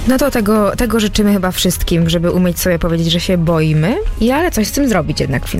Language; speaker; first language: Polish; native; Polish